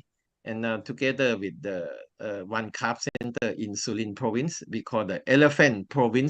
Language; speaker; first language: English; non-native, learner; Thai